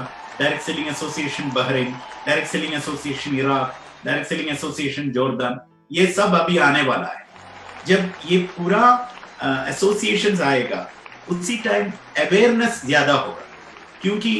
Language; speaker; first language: Hindi; non-native, local second language; Malayalam